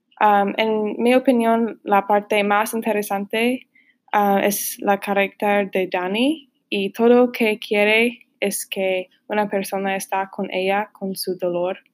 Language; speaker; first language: Spanish; non-native, learner; English